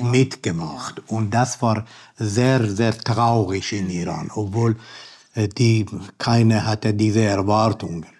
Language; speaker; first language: German; non-native, learner; Persian